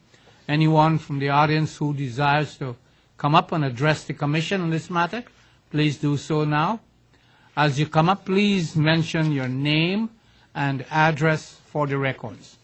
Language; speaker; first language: English; native; English